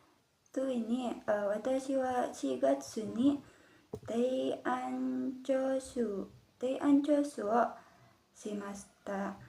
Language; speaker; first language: Japanese; non-native, learner; Indonesian